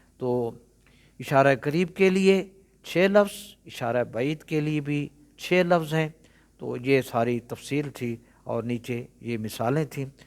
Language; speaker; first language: Urdu; non-native, local second language; Punjabi